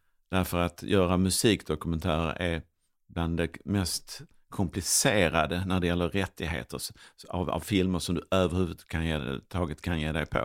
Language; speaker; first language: Swedish; native; Swedish